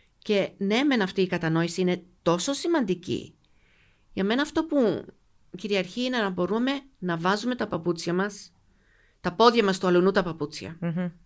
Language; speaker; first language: Greek; native; Greek